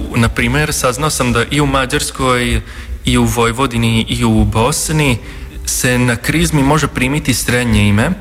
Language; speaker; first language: Croatian; non-native, local second language; Hungarian